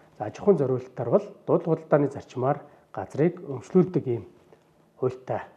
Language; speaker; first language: Mongolian; native; Mongolian